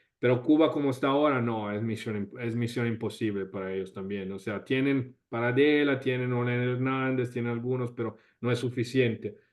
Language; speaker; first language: Spanish; non-native, fluent; Italian